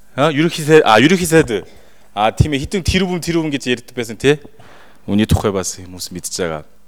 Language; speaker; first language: Mongolian; non-native, fluent; Korean